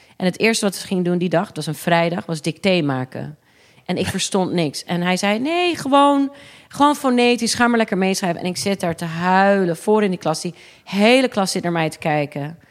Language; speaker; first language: Dutch; early bilingual, other home language; English